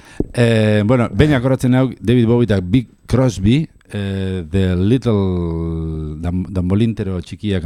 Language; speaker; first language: Basque; native; Basque